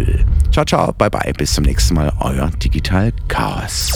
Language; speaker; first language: German; native; German